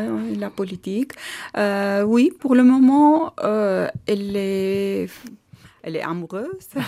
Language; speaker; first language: French; non-native, learner; Armenian